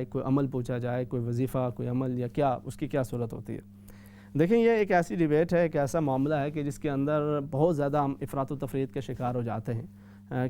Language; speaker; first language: Urdu; native; Urdu